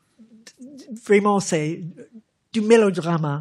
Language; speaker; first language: French; non-native, fluent; English